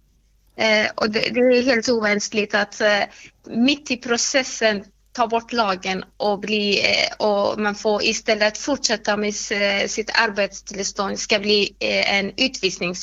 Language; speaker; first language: Swedish; non-native, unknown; Persian